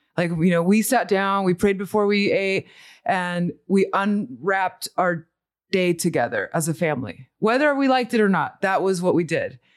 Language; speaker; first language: English; early bilingual, other home language; Spanish